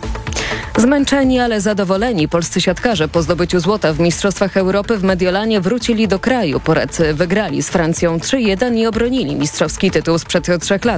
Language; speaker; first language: Polish; native; Polish